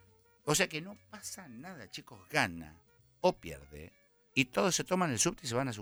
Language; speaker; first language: Spanish; native; Spanish